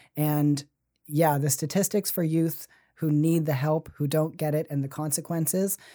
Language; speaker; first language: English; native; English